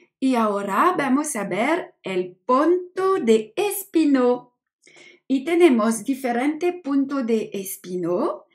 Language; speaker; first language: Spanish; non-native, learner; French